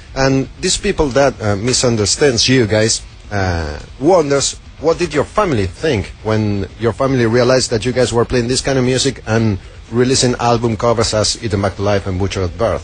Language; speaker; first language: English; non-native, fluent; Spanish